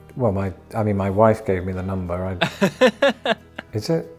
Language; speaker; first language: English; native; English